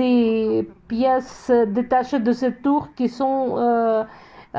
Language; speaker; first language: French; non-native, fluent; Russian